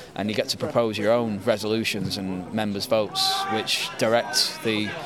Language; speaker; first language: English; native; English